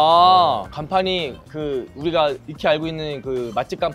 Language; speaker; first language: Korean; native; Korean